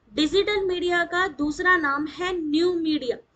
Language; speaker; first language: Hindi; native; Hindi